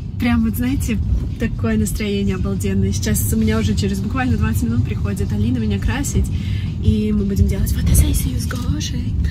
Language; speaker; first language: Russian; native; Russian